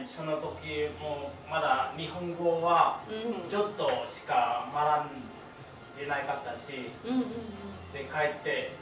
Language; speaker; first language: Japanese; non-native, fluent; Vietnamese